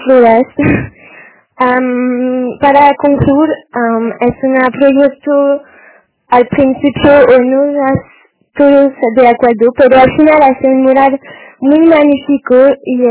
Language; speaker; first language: Spanish; non-native, learner; French